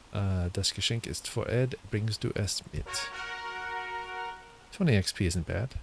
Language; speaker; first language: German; non-native, learner; English